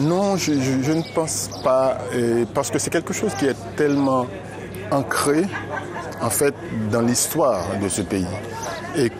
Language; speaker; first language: French; non-native, local second language; Haitian Creole